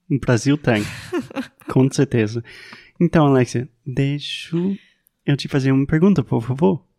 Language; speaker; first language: Portuguese; non-native, fluent; English